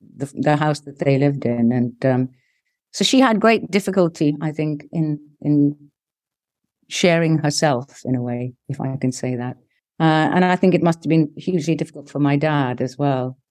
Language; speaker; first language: English; early bilingual, other home language; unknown